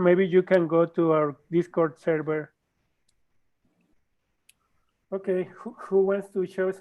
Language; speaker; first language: English; non-native, fluent; Spanish